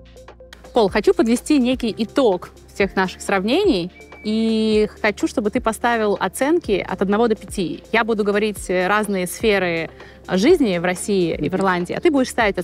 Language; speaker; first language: Russian; native; Russian